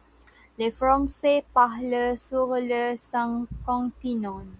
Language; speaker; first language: French; non-native, learner; Malay